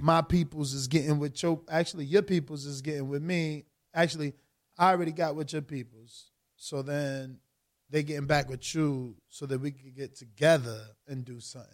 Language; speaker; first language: English; native; English